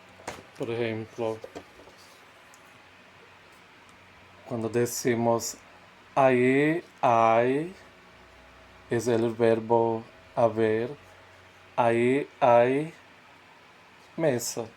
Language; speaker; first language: Spanish; non-native, fluent; Portuguese